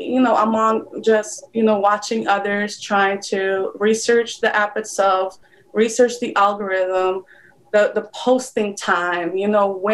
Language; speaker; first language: English; non-native, fluent; Polish